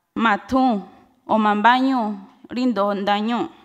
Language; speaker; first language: Spanish; non-native, local second language; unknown